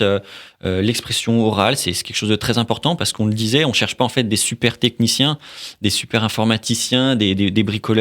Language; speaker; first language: French; native; French